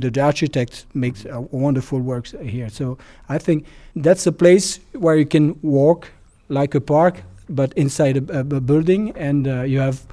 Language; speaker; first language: English; non-native, learner; French